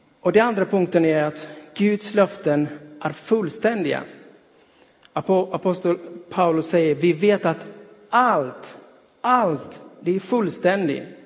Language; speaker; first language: Swedish; non-native, fluent; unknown